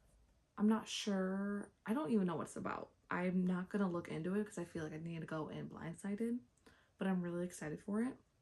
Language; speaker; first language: English; native; English